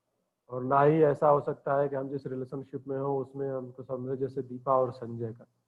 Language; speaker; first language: Hindi; native; Hindi